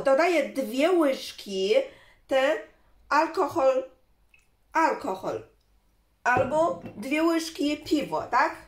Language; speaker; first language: Polish; non-native, learner; Chinese